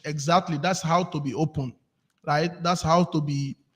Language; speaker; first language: English; non-native, local second language; Yoruba